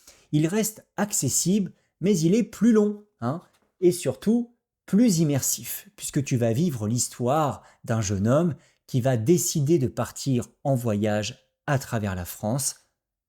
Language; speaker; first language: French; native; French